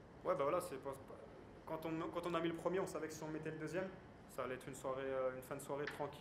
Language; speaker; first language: French; native; French